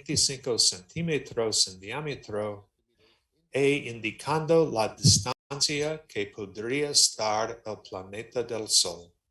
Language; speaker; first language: Spanish; non-native, learner; English